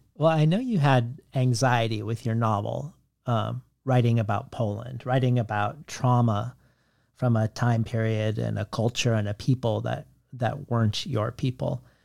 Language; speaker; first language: English; native; English